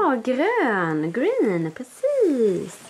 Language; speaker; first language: Swedish; native; Swedish